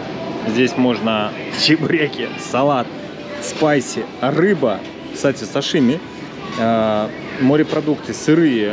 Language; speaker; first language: Russian; native; Russian